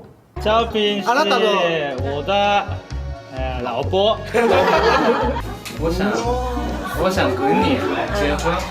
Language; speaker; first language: Chinese; non-native, fluent; Japanese